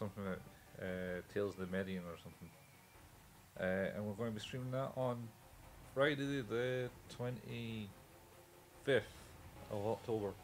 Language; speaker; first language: English; native; English